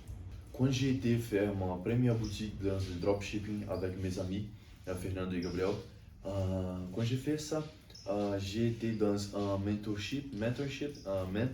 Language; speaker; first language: French; non-native, learner; Portuguese